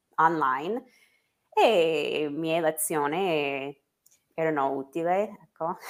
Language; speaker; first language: Italian; non-native, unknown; English